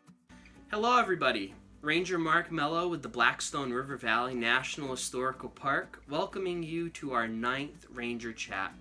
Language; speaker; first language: English; native; English